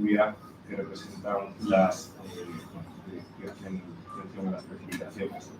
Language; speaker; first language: Spanish; native; Spanish